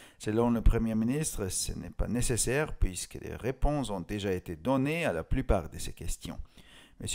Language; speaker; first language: French; non-native, fluent; Hungarian